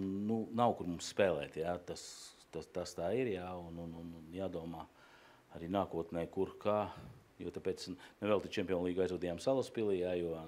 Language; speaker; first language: Latvian; native; Latvian